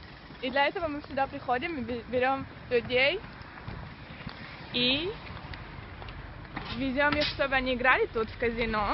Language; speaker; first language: Russian; early bilingual, heritage; Russian